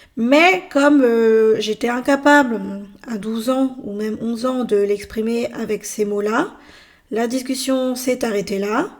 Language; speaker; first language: French; native; French